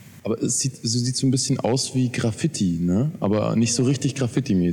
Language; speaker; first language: German; native; German